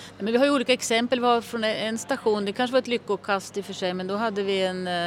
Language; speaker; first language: Swedish; native; Swedish